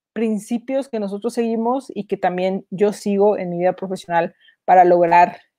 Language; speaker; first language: Spanish; native; Spanish